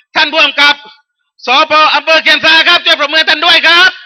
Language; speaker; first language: Thai; non-native, local second language; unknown